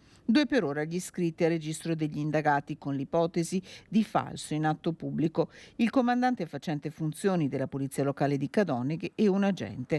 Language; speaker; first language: Italian; native; Italian